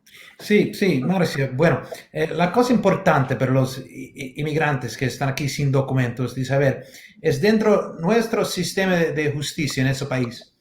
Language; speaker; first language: Spanish; non-native, learner; English